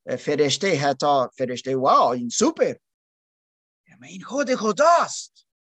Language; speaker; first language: Persian; non-native, learner; German